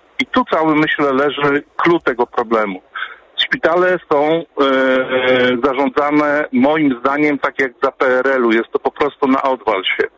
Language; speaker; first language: Polish; native; Polish